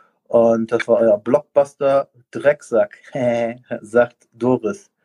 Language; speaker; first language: German; native; German